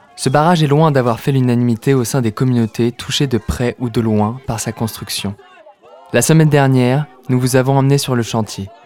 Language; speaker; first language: French; native; French